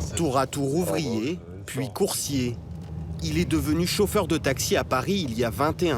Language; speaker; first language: French; native; French